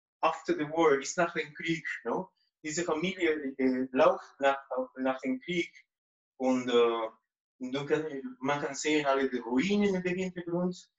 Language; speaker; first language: German; non-native, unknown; Spanish